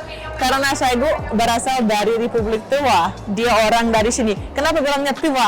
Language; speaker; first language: Indonesian; non-native, fluent; Russian